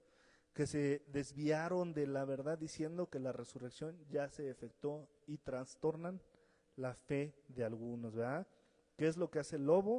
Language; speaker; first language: Spanish; native; Spanish